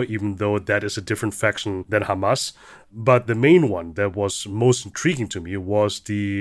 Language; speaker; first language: English; early bilingual, heritage; German